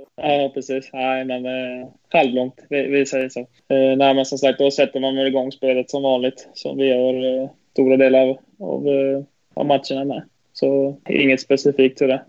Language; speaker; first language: Swedish; native; Swedish